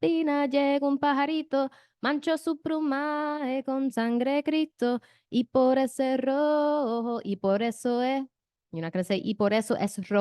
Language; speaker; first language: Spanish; non-native, fluent; English